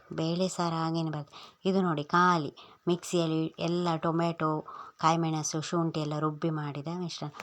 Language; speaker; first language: Kannada; non-native, local second language; Tulu